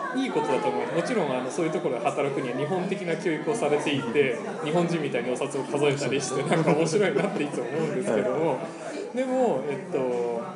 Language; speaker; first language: Japanese; early bilingual, other home language; Spanish